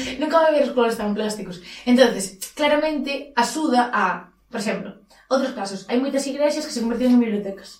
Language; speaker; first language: Galician; native; Galician